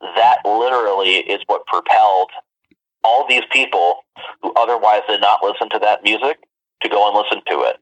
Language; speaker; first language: English; native; English